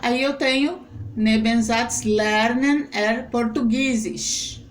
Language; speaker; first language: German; non-native, fluent; Portuguese